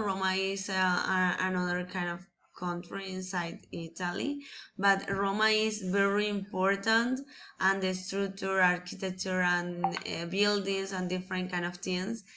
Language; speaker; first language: English; non-native, learner; Spanish